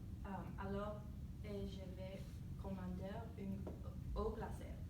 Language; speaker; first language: French; non-native, learner; English